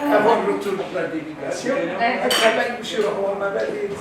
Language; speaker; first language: French; non-native, local second language; Arabic